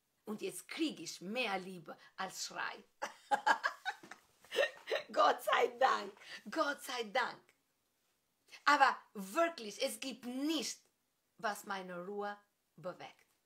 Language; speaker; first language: German; non-native, fluent; Albanian